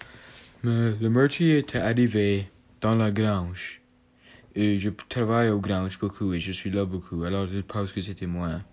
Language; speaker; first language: French; non-native, learner; English